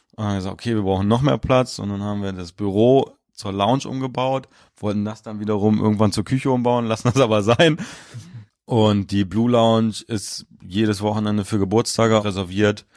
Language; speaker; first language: German; native; German